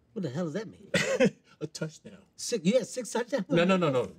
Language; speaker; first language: English; native; English